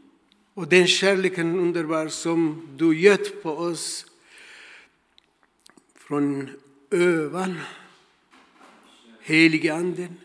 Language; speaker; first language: Swedish; non-native, learner; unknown